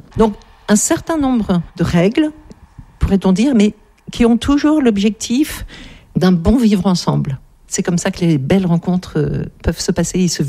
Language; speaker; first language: French; native; French